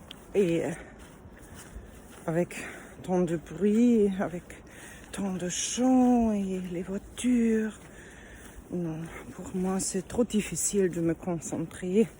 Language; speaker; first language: French; non-native, fluent; German